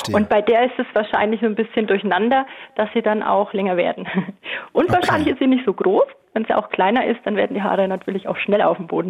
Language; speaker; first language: German; native; German